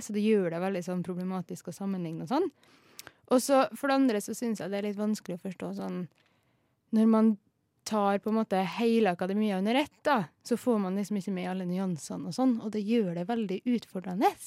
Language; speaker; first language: Norwegian; native; Norwegian